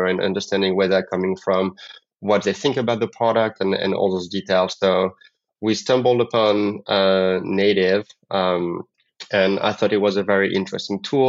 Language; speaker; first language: English; non-native, fluent; French